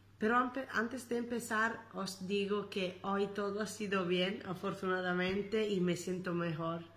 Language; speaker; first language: Spanish; non-native, learner; Italian